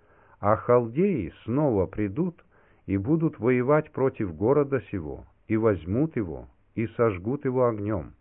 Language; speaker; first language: Russian; native; Russian